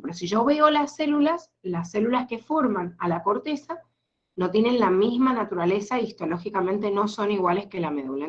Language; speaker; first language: Spanish; native; Spanish